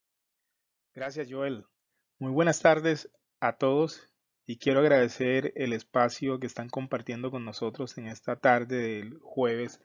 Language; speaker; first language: Spanish; native; Spanish